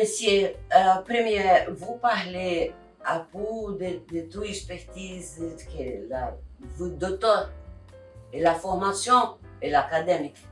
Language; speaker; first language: French; non-native, learner; Portuguese